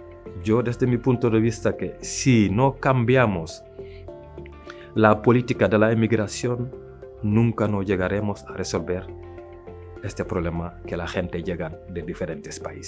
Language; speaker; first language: Spanish; non-native, fluent; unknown